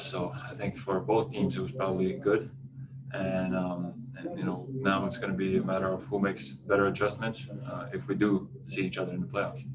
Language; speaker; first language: English; non-native, fluent; Latvian